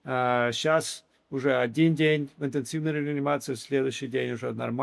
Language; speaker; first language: Russian; early bilingual, heritage; English